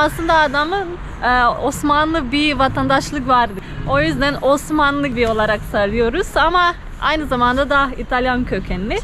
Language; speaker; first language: Turkish; non-native, fluent; Slovenian